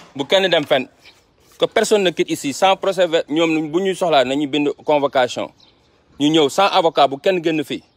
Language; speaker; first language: French; non-native, local second language; Wolof